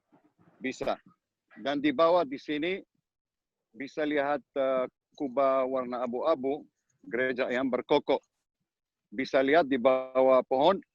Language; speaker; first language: Indonesian; non-native, learner; Hebrew